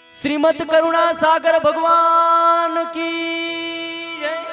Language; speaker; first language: Gujarati; native; Gujarati